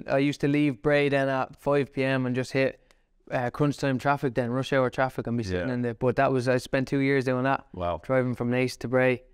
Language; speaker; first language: English; native; English